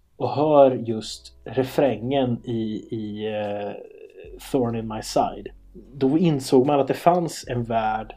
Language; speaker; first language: Swedish; native; Swedish